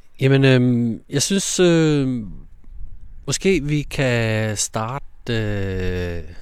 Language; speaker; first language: Danish; native; Danish